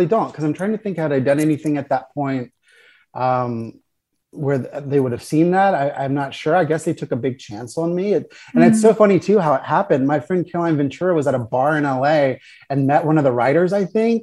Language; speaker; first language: English; native; English